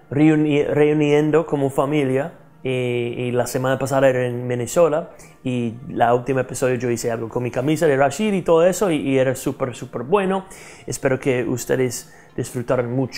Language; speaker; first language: Spanish; non-native, fluent; English